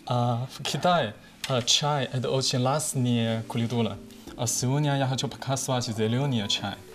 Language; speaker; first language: Russian; non-native, learner; Chinese